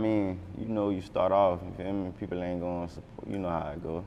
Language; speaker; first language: English; native; English